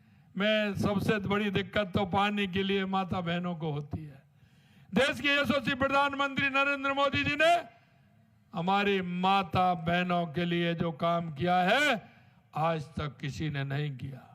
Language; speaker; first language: Hindi; native; Hindi